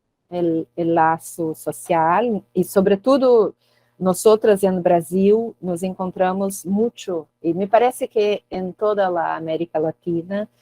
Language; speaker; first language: Spanish; non-native, learner; Portuguese